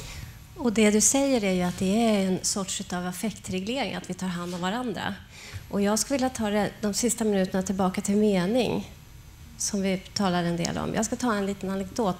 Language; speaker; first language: Swedish; native; Swedish